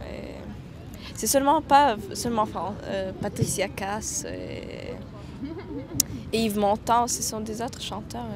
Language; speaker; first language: French; non-native, fluent; Latvian